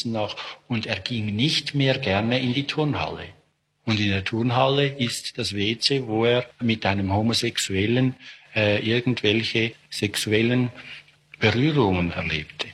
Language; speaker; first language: German; native; German